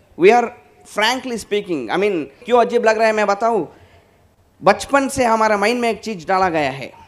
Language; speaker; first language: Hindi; non-native, local second language; Telugu